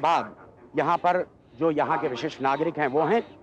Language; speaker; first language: Hindi; native; Hindi